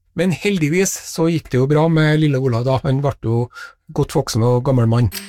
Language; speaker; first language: Norwegian; native; Norwegian